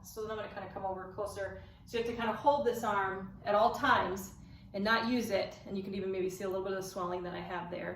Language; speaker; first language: English; native; English